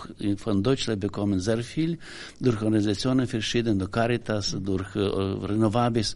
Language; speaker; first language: German; non-native, learner; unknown